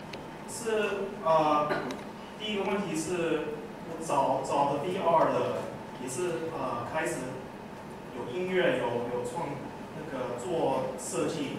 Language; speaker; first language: Chinese; early bilingual, heritage; English